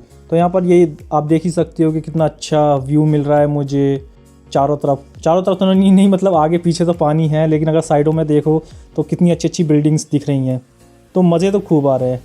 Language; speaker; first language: Hindi; native; Hindi